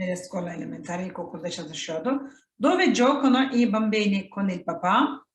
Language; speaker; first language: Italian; non-native, fluent; Turkish